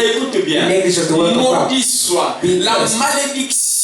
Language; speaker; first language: French; non-native, local second language; Lingala